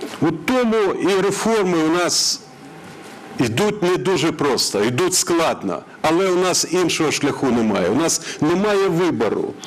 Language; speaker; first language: Ukrainian; non-native, local second language; Russian